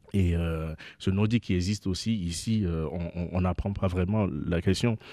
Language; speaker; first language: French; non-native, local second language; Ewe